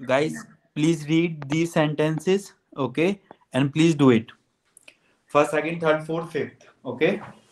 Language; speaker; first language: English; non-native, local second language; Hindi